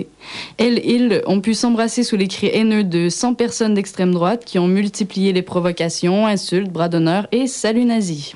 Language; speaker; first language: French; native; French